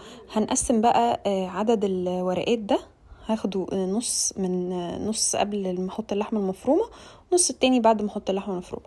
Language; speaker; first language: Arabic; native; Arabic